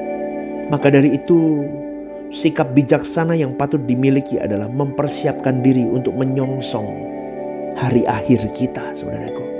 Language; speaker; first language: Indonesian; native; Indonesian